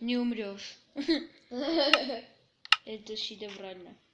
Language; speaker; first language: Russian; early bilingual, heritage; Russian